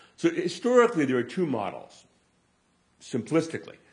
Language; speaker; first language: English; native; English